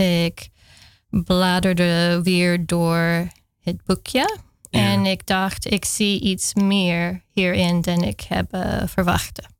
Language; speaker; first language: Dutch; non-native, fluent; English